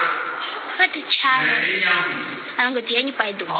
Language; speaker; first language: Russian; native; Russian